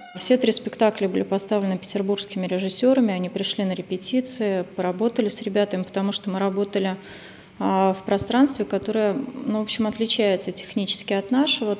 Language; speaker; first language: Russian; native; Russian